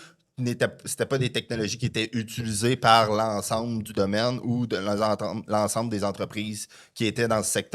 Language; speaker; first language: French; native; French